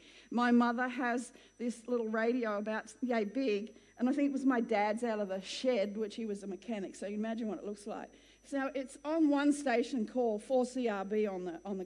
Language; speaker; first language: English; native; English